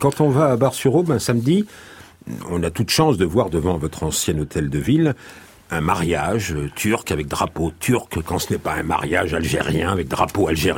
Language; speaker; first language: French; native; French